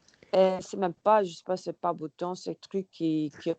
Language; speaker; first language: French; non-native, learner; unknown